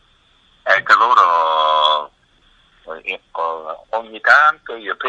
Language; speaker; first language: Italian; non-native, fluent; Japanese